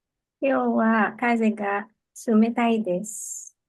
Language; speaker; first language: Japanese; non-native, learner; Filipino